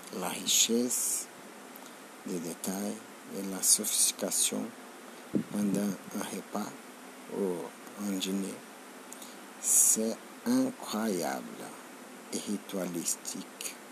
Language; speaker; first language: French; non-native, learner; Portuguese